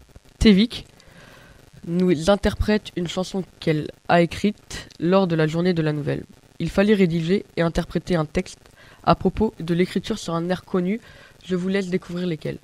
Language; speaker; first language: French; native; French